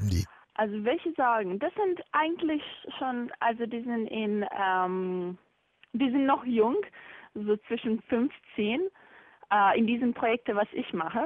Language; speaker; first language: German; non-native, learner; Bosnian